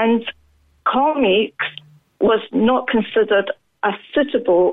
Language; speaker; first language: English; native; English